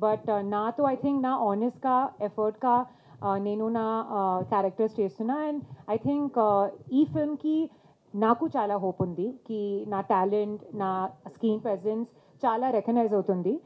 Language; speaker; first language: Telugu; non-native, local second language; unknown